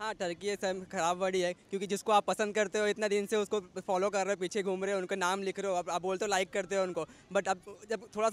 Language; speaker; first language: Hindi; native; Hindi